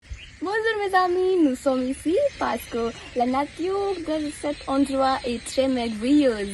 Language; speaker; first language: French; non-native, learner; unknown